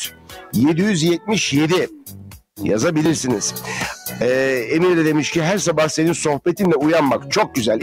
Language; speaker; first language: Turkish; native; Turkish